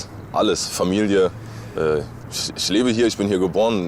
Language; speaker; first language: German; native; German